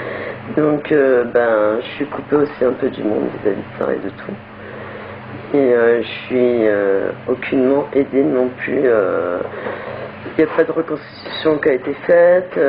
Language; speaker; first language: French; native; French